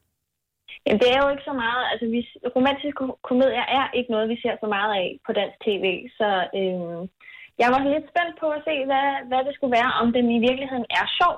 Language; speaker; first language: Danish; native; Danish